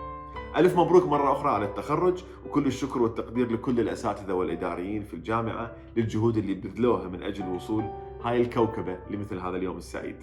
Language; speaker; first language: Arabic; native; Arabic